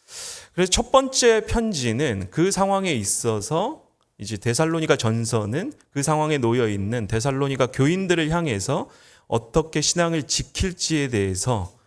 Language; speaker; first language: Korean; native; Korean